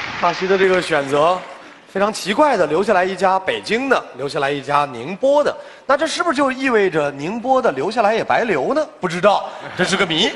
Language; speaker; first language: Chinese; native; Chinese